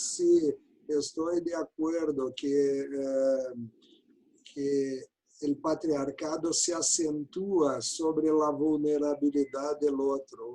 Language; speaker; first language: Spanish; non-native, learner; Portuguese